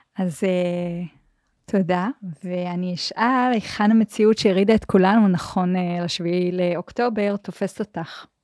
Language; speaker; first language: Hebrew; native; Hebrew